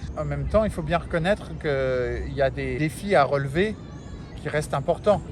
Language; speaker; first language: French; native; French